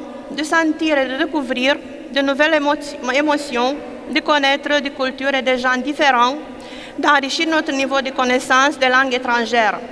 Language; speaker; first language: French; non-native, fluent; Romanian